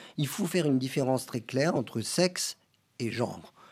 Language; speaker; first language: French; native; French